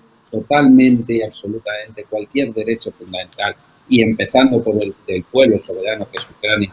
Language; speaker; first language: Spanish; native; Spanish